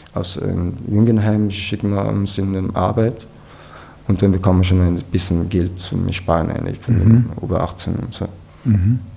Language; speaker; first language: German; non-native, fluent; Persian